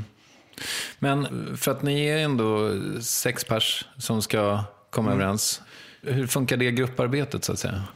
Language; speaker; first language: Swedish; native; Swedish